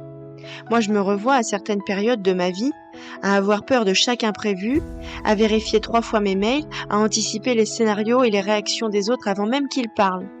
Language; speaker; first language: French; native; French